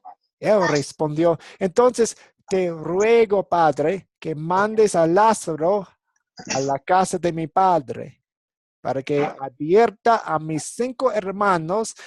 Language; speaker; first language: Spanish; non-native, fluent; English